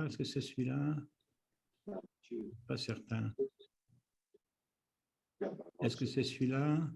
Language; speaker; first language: French; native; French